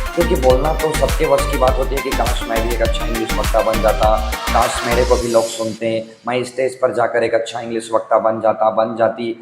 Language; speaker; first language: Hindi; native; Hindi